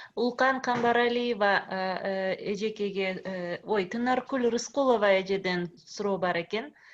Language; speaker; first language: Kyrgyz; native; Kyrgyz